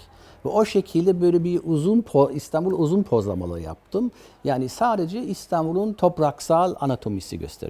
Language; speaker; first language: Turkish; early bilingual, other home language; German